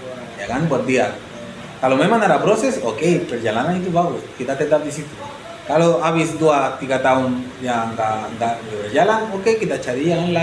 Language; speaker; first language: Indonesian; non-native, fluent; Spanish